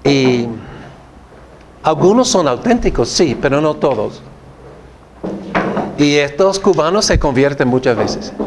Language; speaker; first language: Spanish; non-native, fluent; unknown